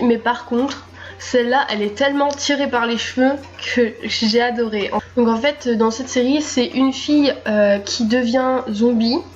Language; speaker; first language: French; native; French